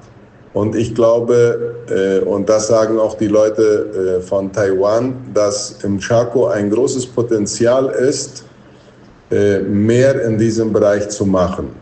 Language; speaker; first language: German; non-native, local second language; Plautdietsch